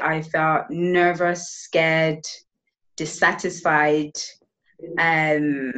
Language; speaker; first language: English; non-native, local second language; Yoruba